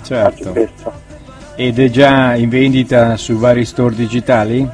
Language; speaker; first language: Italian; native; Italian